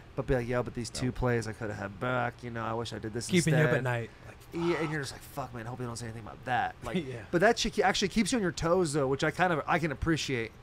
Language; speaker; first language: English; native; English